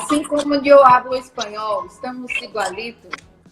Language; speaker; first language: Spanish; non-native, learner; Portuguese